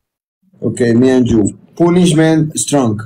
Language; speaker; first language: English; non-native, learner; Spanish